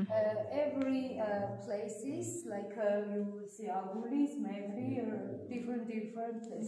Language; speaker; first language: English; non-native, learner; Armenian